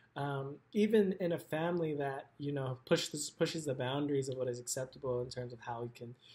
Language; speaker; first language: English; native; English